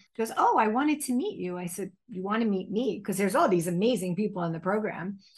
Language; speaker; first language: English; native; English